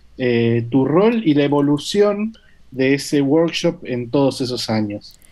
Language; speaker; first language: Spanish; native; Spanish